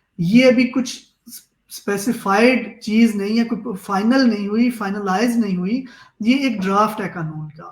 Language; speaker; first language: Urdu; native; Urdu